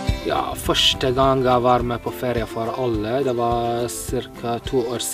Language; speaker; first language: Norwegian; non-native, fluent; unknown